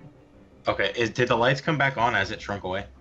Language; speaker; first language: English; native; English